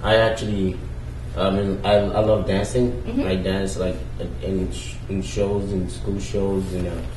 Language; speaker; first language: English; non-native, local second language; Ewe